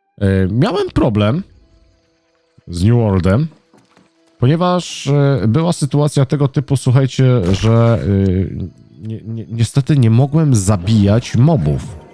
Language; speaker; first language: Polish; native; Polish